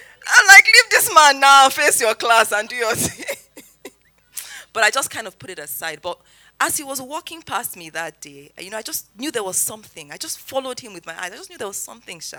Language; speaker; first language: English; non-native, local second language; Yoruba